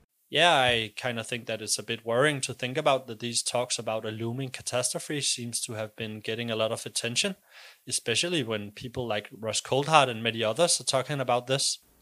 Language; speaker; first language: English; non-native, fluent; Danish